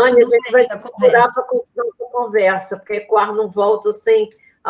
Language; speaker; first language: Portuguese; native; Portuguese